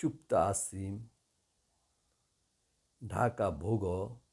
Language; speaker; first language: Korean; non-native, learner; Bangla